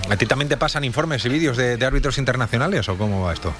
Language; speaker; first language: Spanish; native; Spanish